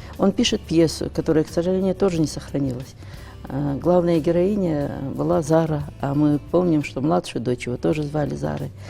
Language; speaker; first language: Russian; non-native, local second language; Ingush